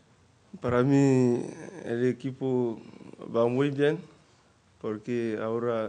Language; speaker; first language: Spanish; non-native, learner; French